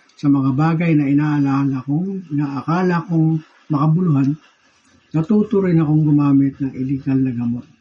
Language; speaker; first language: Filipino; native; Filipino